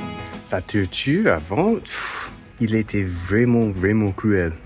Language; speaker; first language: French; non-native, fluent; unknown